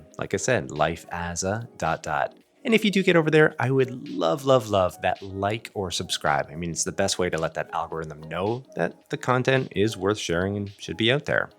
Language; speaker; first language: English; native; English